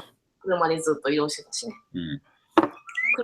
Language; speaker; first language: Japanese; native; Japanese